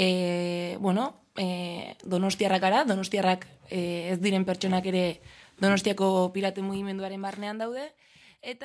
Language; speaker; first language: Basque; native; Basque